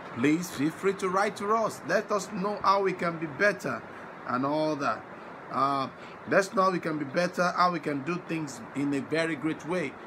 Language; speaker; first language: English; non-native, local second language; Yoruba